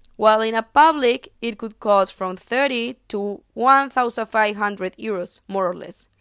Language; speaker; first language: English; non-native, fluent; Spanish